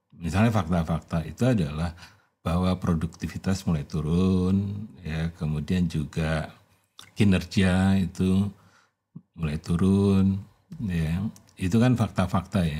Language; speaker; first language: Indonesian; native; Indonesian